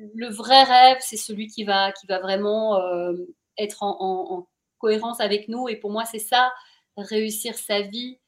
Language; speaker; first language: French; native; French